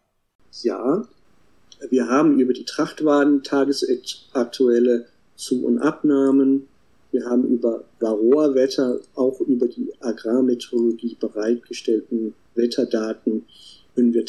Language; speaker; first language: German; non-native, fluent; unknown